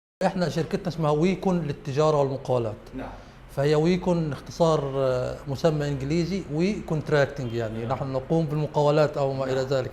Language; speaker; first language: Arabic; native; Arabic